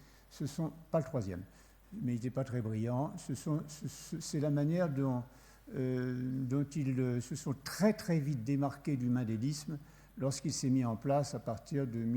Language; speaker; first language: French; native; French